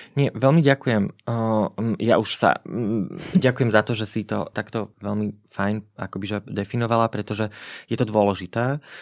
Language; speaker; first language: Slovak; native; Slovak